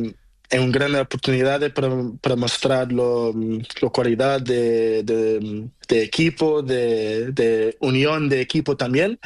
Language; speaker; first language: Spanish; non-native, learner; Portuguese